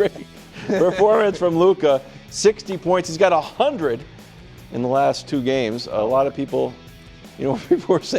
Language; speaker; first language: English; native; English